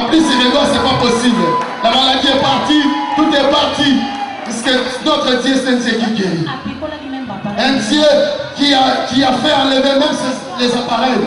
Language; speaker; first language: French; non-native, local second language; Lingala